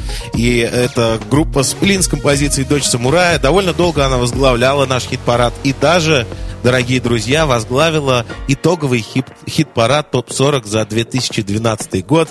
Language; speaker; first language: Russian; native; Russian